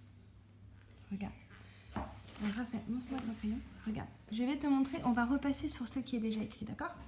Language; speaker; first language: French; native; French